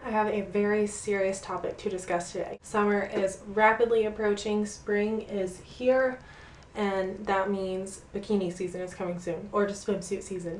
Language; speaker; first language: English; native; English